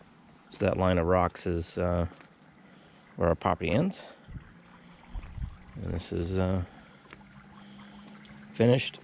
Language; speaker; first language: English; native; English